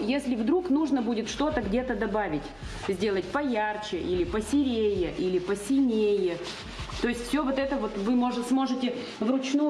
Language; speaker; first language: Russian; native; Russian